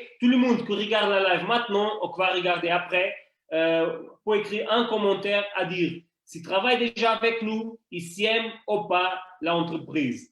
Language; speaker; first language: French; non-native, fluent; Portuguese